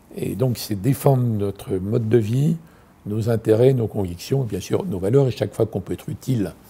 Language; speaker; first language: French; native; French